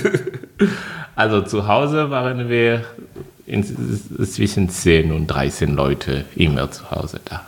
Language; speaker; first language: German; non-native, fluent; French